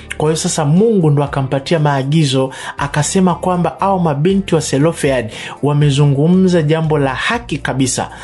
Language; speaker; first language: Swahili; native; Swahili